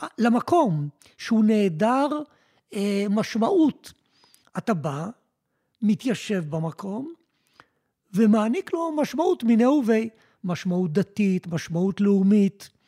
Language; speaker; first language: Hebrew; early bilingual, other home language; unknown